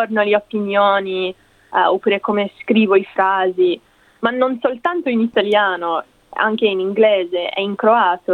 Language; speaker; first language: Italian; non-native, fluent; English